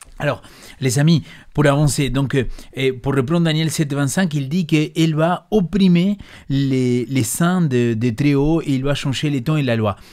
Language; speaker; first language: French; non-native, fluent; Spanish